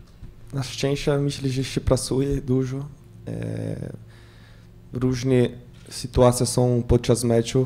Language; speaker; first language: Polish; non-native, fluent; Portuguese